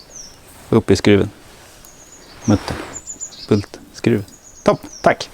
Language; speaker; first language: Swedish; native; Swedish